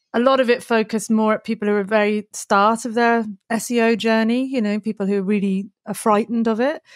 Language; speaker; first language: English; native; English